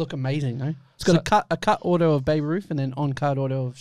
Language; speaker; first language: English; native; English